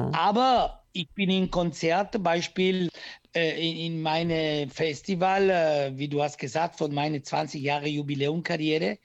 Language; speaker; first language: German; non-native, learner; Italian